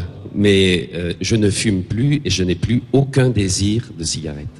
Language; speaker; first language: French; native; French